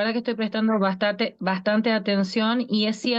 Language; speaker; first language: Spanish; native; Spanish